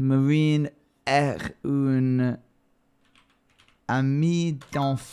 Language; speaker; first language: French; non-native, learner; English